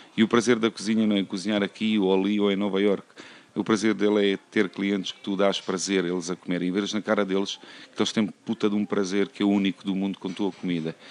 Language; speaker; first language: Portuguese; non-native, fluent; Bosnian